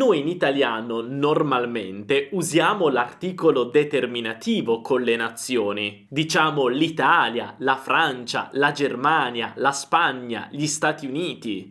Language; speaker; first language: Italian; native; Italian